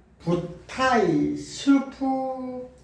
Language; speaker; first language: Korean; native; Korean